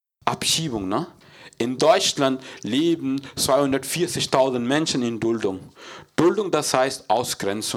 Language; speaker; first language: German; non-native, learner; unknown